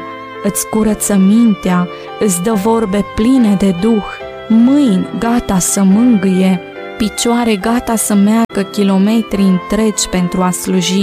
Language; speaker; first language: Romanian; native; Romanian